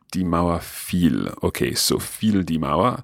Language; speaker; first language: German; non-native, learner; English